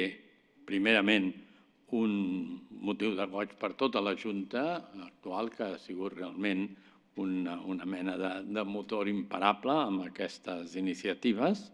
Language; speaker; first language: Catalan; native; Catalan